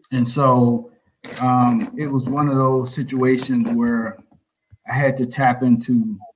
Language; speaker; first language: English; native; English